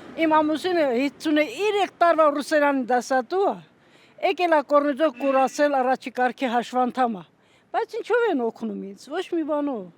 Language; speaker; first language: Armenian; native; Armenian